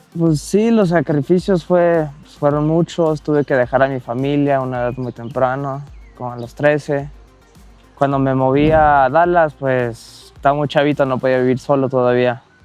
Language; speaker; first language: Spanish; early bilingual, heritage; Spanish